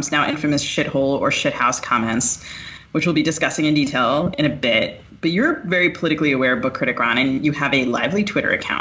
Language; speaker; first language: English; native; English